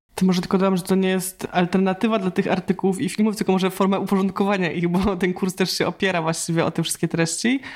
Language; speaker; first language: Polish; native; Polish